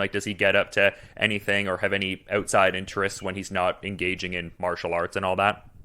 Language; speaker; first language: English; native; English